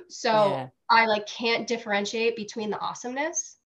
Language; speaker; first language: English; native; English